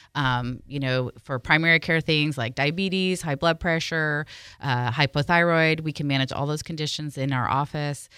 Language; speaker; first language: English; native; English